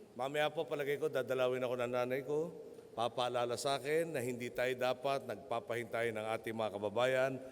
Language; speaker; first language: Filipino; native; Filipino